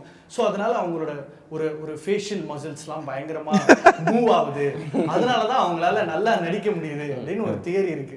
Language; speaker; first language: Tamil; native; Tamil